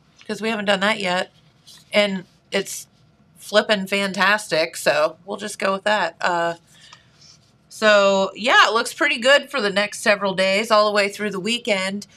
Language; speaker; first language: English; native; English